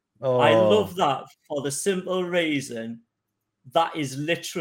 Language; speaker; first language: English; native; English